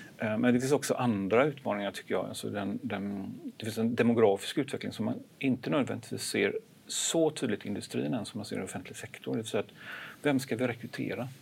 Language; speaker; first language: Swedish; native; Swedish